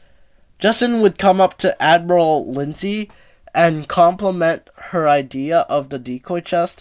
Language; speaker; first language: English; native; English